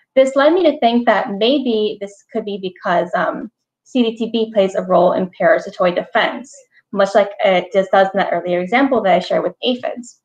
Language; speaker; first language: English; native; English